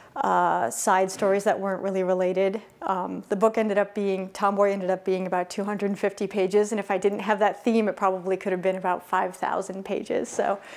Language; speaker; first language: English; native; English